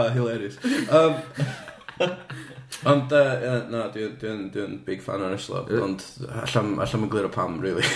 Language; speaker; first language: Welsh; native; Welsh